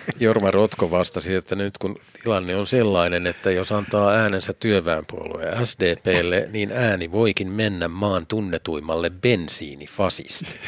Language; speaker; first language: Finnish; native; Finnish